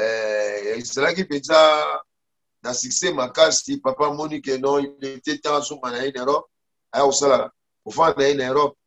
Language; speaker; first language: French; non-native, local second language; Lingala